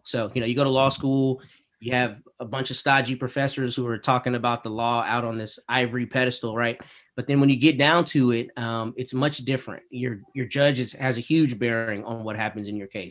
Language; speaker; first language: English; native; English